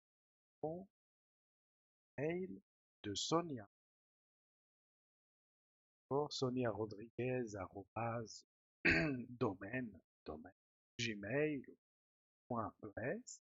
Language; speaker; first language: French; non-native, fluent; Spanish